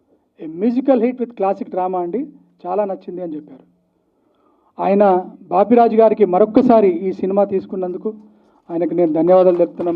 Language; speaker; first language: Telugu; native; Telugu